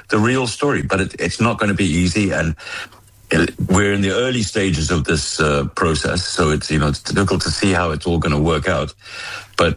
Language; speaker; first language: English; native; English